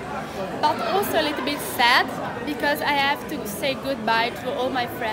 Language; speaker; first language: English; non-native, learner; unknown